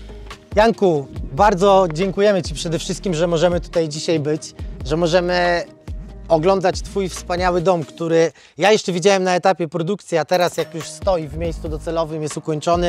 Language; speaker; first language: Polish; native; Polish